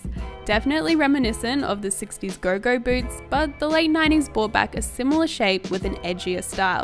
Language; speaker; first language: English; native; English